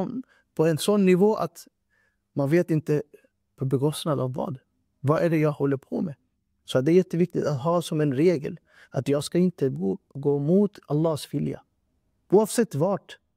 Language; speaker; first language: Swedish; non-native, fluent; Urdu